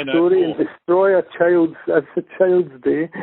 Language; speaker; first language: English; native; English